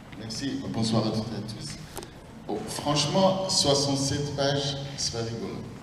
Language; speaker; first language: French; non-native, fluent; Persian